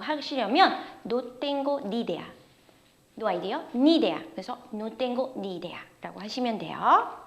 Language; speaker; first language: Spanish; non-native, fluent; Korean